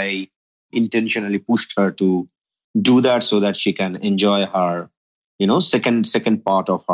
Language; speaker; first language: English; non-native, local second language; Bangla